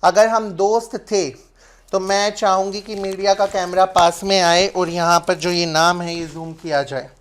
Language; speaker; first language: Hindi; non-native, local second language; Punjabi